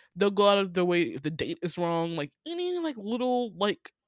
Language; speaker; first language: English; native; English